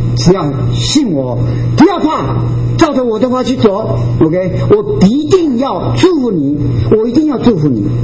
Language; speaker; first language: Chinese; non-native, local second language; Japanese